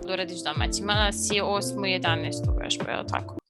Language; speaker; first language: Bosnian; native; Bosnian